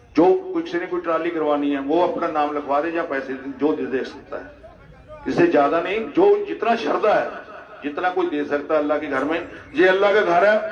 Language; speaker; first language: Urdu; non-native, local second language; Punjabi